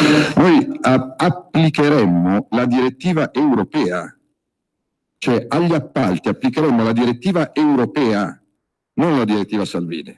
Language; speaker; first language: Italian; native; Italian